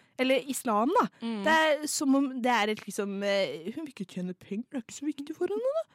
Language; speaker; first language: Norwegian; native; Norwegian